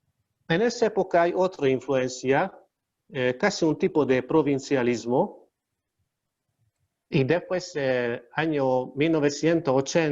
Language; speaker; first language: Spanish; non-native, learner; Hungarian